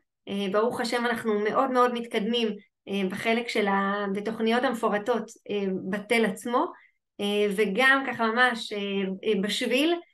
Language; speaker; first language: Hebrew; native; Hebrew